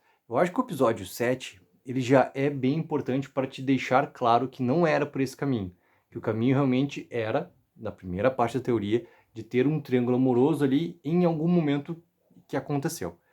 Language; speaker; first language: Portuguese; native; Portuguese